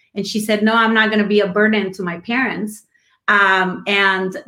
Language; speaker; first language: English; non-native, fluent; Spanish